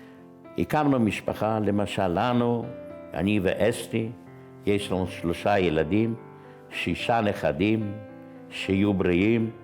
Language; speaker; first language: Hebrew; non-native, fluent; Yiddish